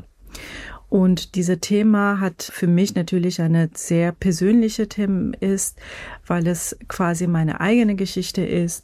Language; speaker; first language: German; non-native, fluent; Persian